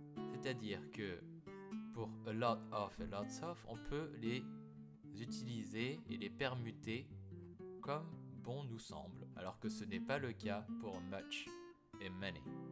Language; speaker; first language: French; native; French